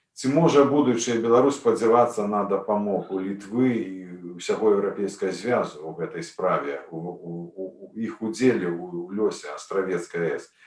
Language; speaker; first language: Belarusian; native; Belarusian